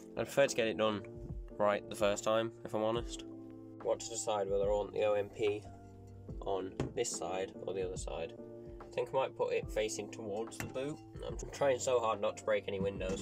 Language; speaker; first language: English; native; English